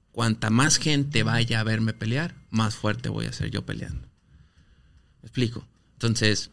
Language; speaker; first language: Spanish; native; Spanish